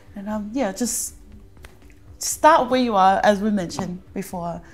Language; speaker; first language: English; early bilingual, other home language; Samoan